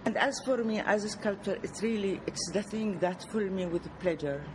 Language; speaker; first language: English; non-native, fluent; Arabic